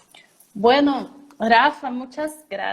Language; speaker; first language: Spanish; non-native, learner; Portuguese